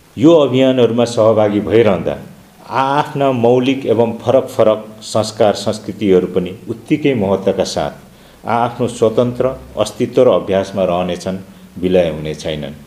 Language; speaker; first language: Nepali; non-native, local second language; Limbu